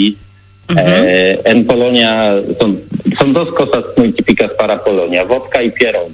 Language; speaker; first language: Spanish; non-native, learner; Polish